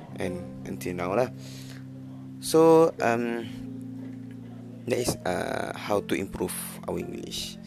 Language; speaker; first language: English; non-native, learner; Malay